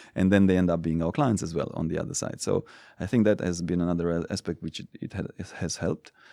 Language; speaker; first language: English; non-native, fluent; Romanian